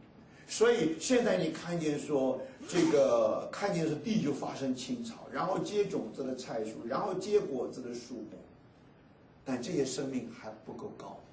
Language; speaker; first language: Chinese; native; Chinese